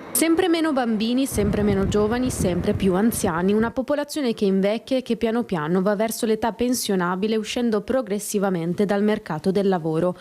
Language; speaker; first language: Italian; native; Italian